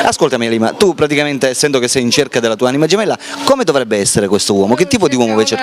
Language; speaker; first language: Italian; native; Italian